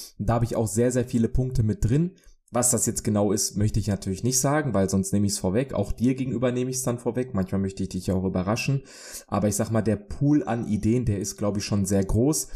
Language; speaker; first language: German; early bilingual, other home language; Polish